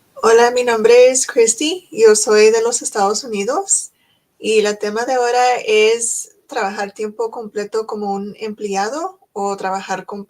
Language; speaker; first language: Spanish; early bilingual, heritage; Spanish